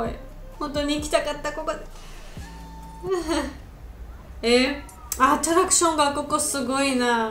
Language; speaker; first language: Japanese; non-native, learner; Georgian